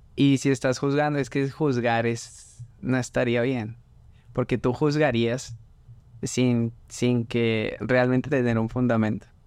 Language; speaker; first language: Spanish; native; Spanish